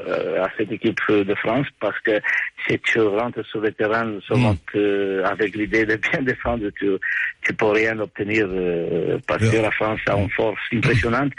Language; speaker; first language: French; non-native, fluent; Romanian